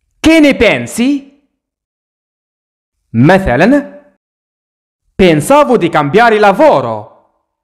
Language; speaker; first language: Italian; non-native, fluent; Arabic